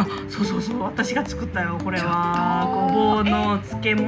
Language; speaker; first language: Japanese; non-native, fluent; Korean